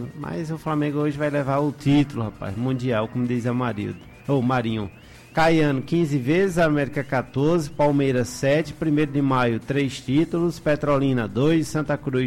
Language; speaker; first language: Portuguese; native; Portuguese